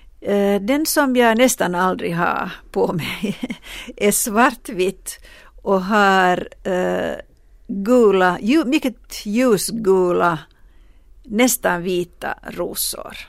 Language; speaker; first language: Swedish; non-native, local second language; Finnish